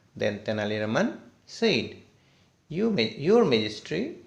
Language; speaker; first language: English; non-native, local second language; Assamese